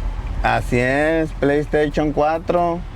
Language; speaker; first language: Spanish; native; Spanish